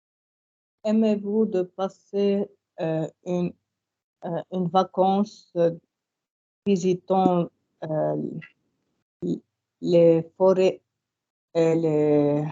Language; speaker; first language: French; non-native, learner; Arabic